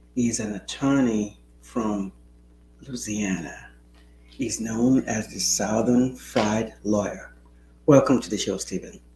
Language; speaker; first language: English; non-native, local second language; Yoruba